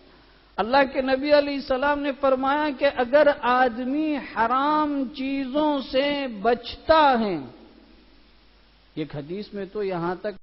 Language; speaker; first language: Urdu; native; Urdu